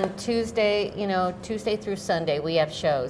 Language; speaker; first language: English; native; English